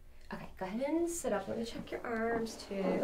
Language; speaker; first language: English; native; English